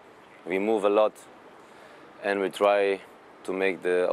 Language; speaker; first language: English; non-native, fluent; German